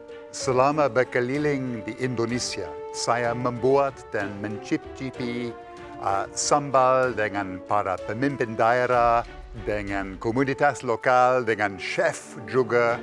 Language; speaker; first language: Indonesian; non-native, fluent; English